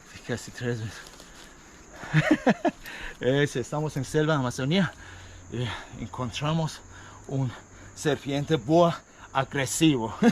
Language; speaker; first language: Spanish; non-native, local second language; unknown